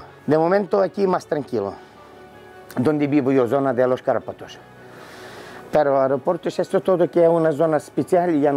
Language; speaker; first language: Spanish; non-native, learner; Ukrainian